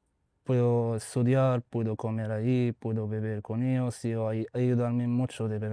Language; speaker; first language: Spanish; non-native, learner; Arabic